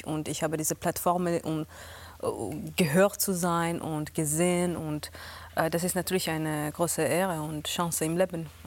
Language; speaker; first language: German; non-native, fluent; Georgian